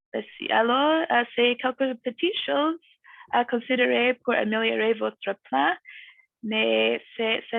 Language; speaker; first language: French; non-native, fluent; English